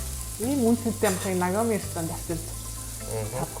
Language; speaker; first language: Mongolian; native; Mongolian